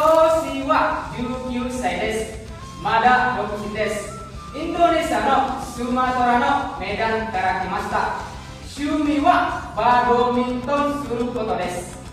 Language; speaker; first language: Japanese; non-native, learner; Indonesian